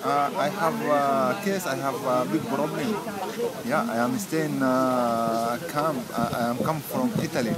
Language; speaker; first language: English; non-native, learner; Arabic